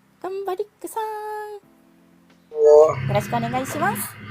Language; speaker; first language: Japanese; non-native, fluent; Filipino